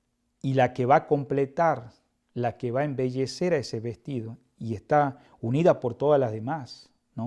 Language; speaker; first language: Spanish; native; Spanish